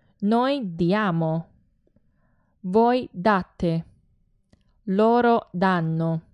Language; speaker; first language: Italian; non-native, fluent; Chinese